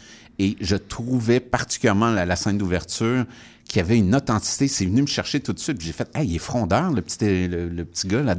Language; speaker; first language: French; native; French